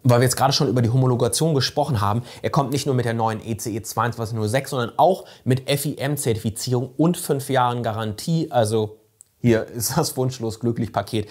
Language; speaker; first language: German; native; German